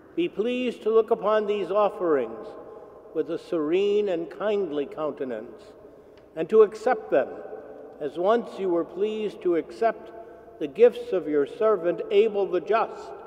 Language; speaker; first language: English; native; English